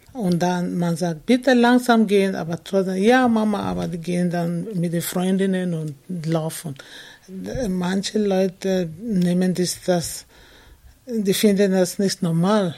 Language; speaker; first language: German; non-native, fluent; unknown